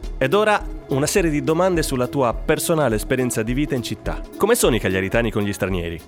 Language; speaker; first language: Italian; native; Italian